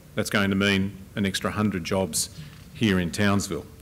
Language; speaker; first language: English; native; English